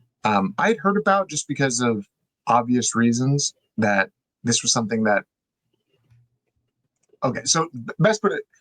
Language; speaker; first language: English; native; English